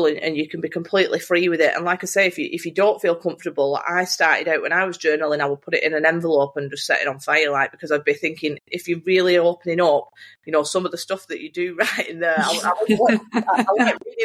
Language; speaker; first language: English; native; English